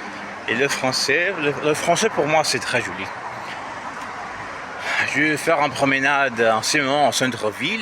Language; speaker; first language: French; non-native, learner; Portuguese